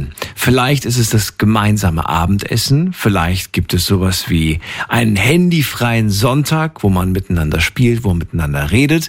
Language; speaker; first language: German; native; German